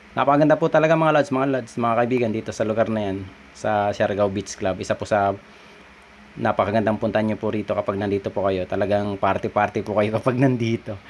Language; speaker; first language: Filipino; native; Filipino